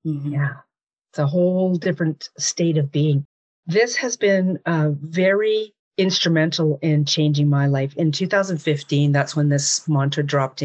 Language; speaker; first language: English; native; English